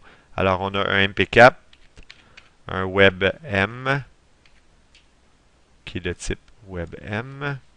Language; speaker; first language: French; native; French